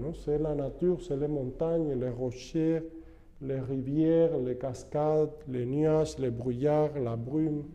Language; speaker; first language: French; non-native, fluent; Spanish